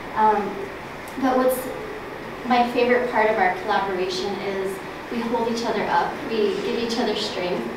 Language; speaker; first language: English; native; English